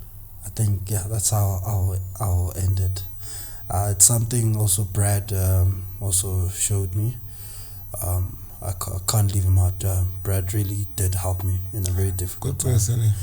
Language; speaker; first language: English; non-native, local second language; Zulu